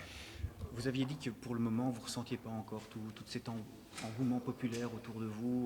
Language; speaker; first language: French; native; French